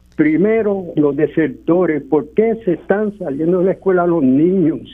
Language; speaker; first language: Spanish; native; Spanish